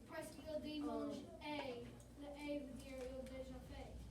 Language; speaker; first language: French; non-native, learner; English